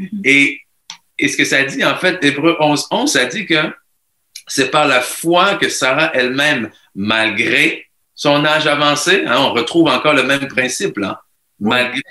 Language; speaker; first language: French; native; French